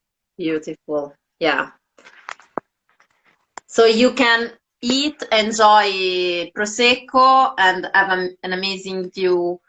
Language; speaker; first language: English; non-native, fluent; Italian